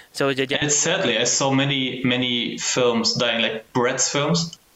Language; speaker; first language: English; early bilingual, heritage; German